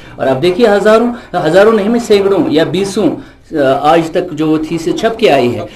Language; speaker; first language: Urdu; non-native, local second language; Kashmiri